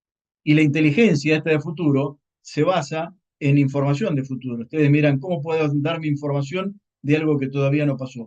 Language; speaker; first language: Spanish; native; Spanish